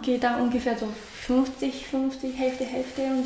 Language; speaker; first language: German; non-native, learner; Japanese